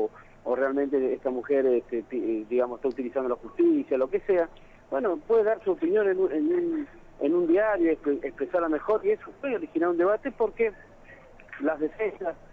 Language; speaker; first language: Spanish; native; Spanish